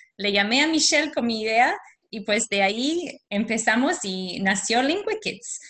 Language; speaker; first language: Spanish; non-native, fluent; English